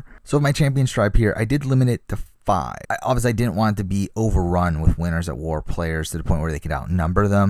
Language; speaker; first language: English; native; English